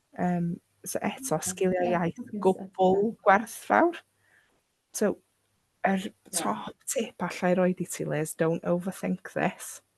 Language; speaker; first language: Welsh; non-native, local second language; English